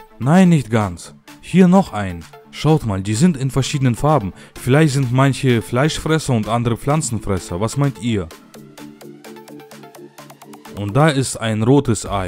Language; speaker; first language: German; native; German